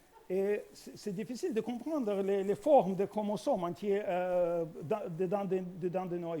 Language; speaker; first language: French; non-native, learner; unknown